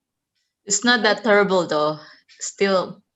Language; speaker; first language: English; non-native, learner; Indonesian